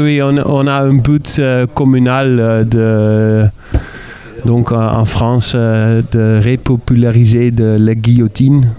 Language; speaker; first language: French; non-native, learner; Dutch